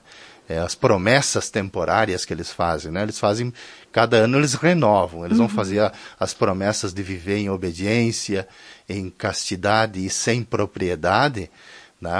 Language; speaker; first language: Portuguese; native; Portuguese